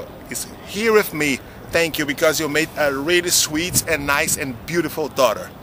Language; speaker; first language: English; non-native, learner; Portuguese